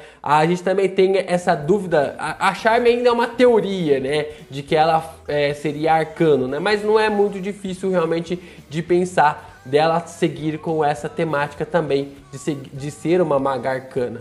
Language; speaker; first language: Portuguese; native; Portuguese